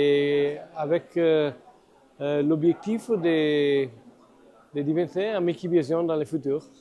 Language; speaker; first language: French; non-native, fluent; Italian